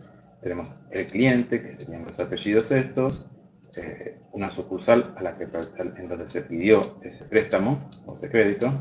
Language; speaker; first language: Spanish; native; Spanish